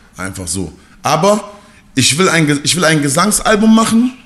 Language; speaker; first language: German; native; German